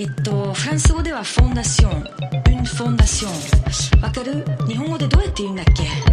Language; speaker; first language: Japanese; non-native, learner; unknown